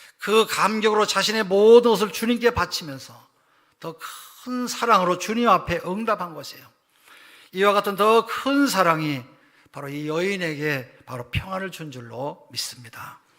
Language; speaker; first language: Korean; native; Korean